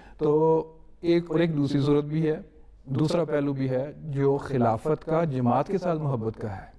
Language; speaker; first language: Urdu; native; Urdu